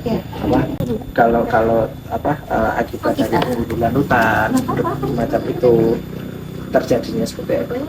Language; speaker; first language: Indonesian; native; Indonesian